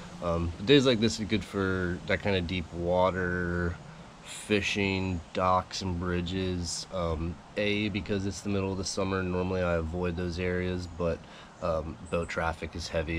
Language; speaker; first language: English; native; English